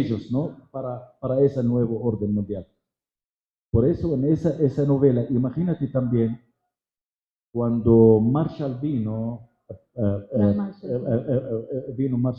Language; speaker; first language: Spanish; non-native, fluent; Arabic